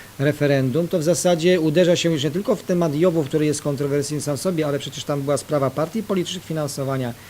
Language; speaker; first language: Polish; native; Polish